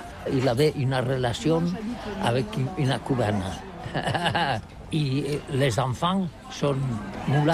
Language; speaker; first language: French; non-native, learner; Catalan